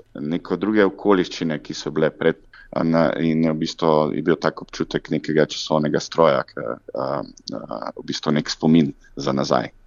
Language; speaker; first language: Slovenian; native; Slovenian